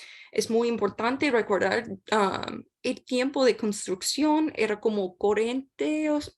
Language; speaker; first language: Spanish; non-native, learner; English